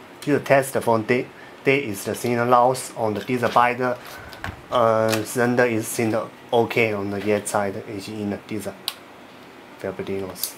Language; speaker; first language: German; non-native, learner; Chinese